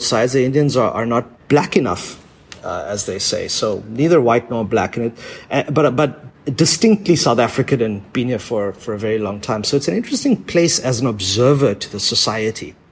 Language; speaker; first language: English; native; English